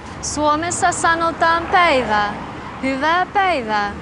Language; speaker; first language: Finnish; non-native, fluent; Albanian